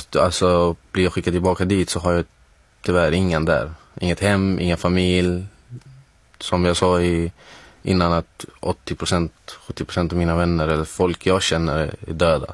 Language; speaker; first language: Swedish; non-native, fluent; Arabic